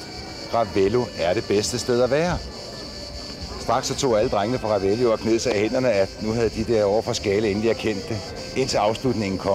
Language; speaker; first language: Danish; native; Danish